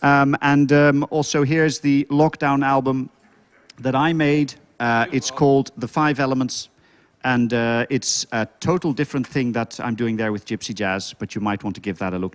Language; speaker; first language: English; non-native, fluent; Dutch